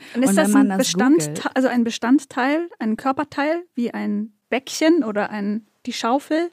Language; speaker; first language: German; native; German